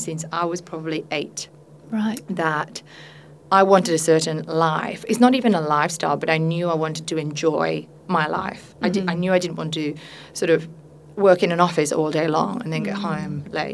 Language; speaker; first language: English; non-native, fluent; Spanish